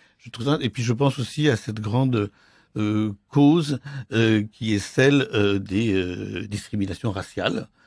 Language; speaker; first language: French; native; French